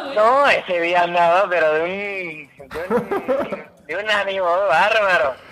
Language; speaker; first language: Spanish; native; Spanish